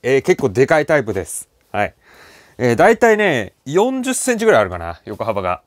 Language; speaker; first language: Japanese; native; Japanese